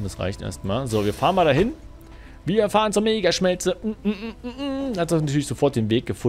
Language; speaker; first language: German; native; German